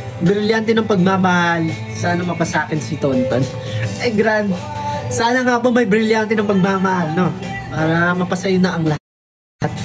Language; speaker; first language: Filipino; non-native, local second language; Waray